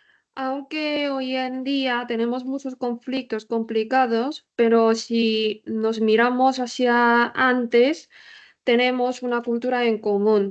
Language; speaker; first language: Spanish; non-native, learner; Korean